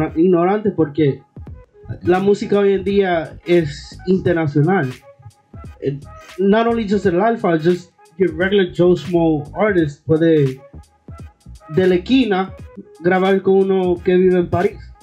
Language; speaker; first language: Spanish; early bilingual, other home language; English